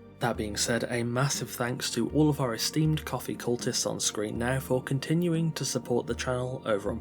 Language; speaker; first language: English; native; English